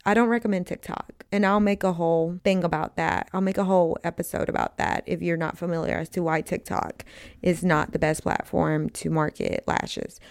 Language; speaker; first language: English; early bilingual, other home language; Spanish